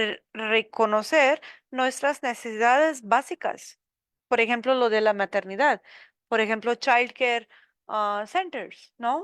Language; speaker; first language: Spanish; non-native, learner; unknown